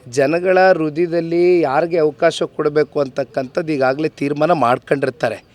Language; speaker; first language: Kannada; native; Kannada